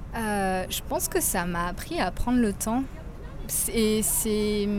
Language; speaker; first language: French; native; French